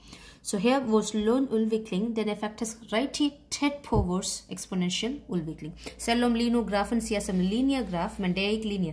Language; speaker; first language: Danish; non-native, fluent; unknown